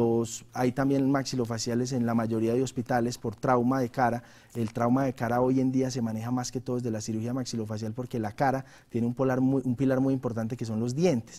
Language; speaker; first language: Spanish; native; Spanish